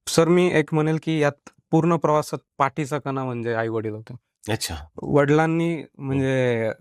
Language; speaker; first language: Marathi; native; Marathi